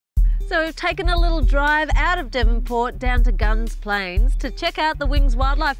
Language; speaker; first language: English; native; English